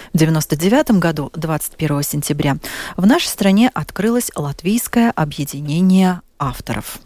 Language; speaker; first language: Russian; native; Russian